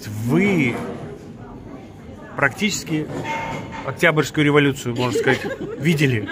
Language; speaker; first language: Russian; native; Russian